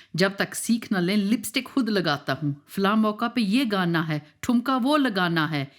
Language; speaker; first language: Urdu; non-native, local second language; Punjabi